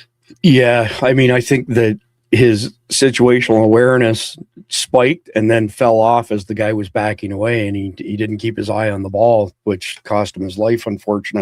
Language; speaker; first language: English; native; English